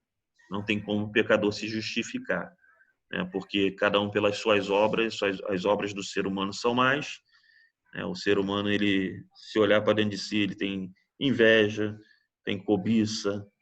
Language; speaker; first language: Portuguese; native; Portuguese